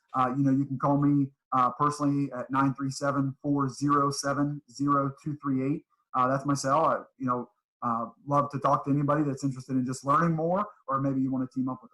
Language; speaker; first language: English; native; English